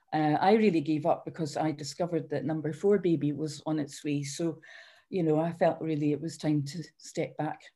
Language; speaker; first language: English; native; English